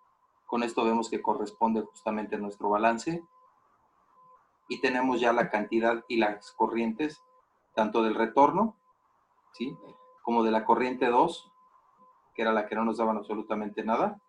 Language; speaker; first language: Spanish; native; Spanish